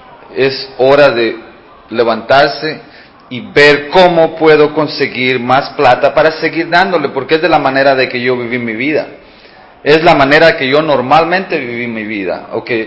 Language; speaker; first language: Spanish; early bilingual, heritage; Spanish